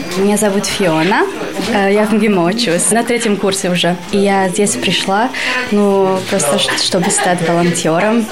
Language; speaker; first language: Russian; non-native, fluent; Albanian